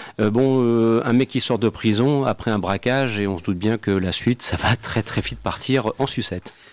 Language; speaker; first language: French; native; French